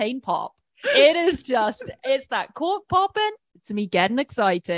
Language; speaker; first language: English; native; English